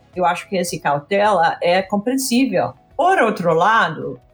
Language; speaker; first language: Portuguese; non-native, fluent; English